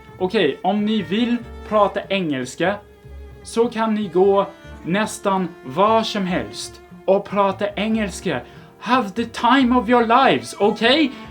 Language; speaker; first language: Swedish; non-native, fluent; English